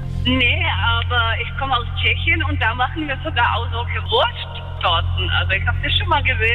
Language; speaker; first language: German; non-native, fluent; Czech